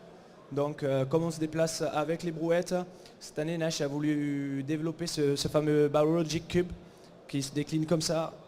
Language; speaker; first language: French; native; French